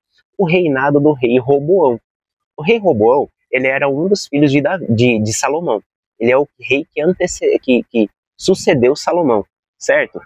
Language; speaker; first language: Portuguese; native; Portuguese